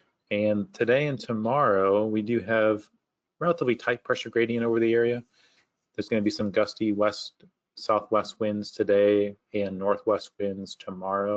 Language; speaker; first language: English; native; English